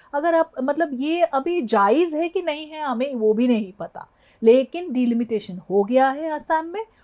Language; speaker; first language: Hindi; non-native, local second language; Assamese